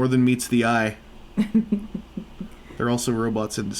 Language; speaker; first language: English; native; English